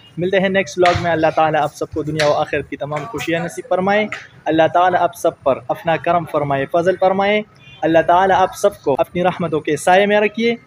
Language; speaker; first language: Urdu; non-native, local second language; Pashto